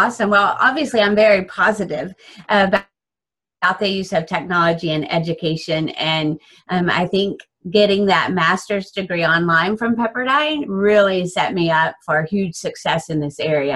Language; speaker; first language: English; native; English